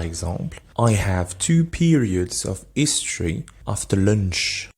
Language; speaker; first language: English; non-native, fluent; French